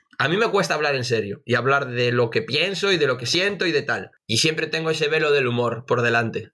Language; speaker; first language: Spanish; native; Spanish